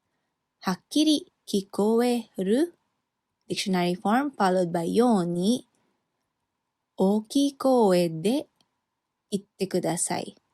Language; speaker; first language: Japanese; non-native, fluent; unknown